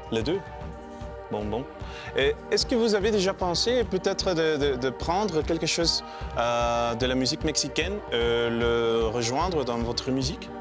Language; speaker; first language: French; non-native, learner; Spanish